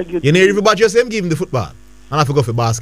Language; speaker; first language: English; native; English